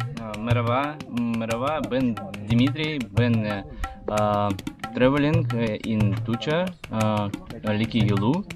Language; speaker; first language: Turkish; non-native, learner; Russian